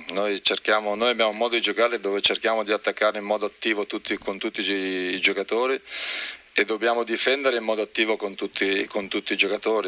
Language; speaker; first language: Italian; native; Italian